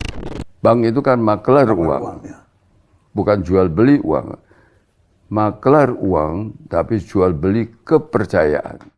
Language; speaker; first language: Indonesian; non-native, local second language; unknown